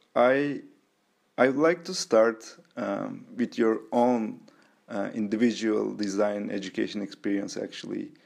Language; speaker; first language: English; non-native, fluent; Turkish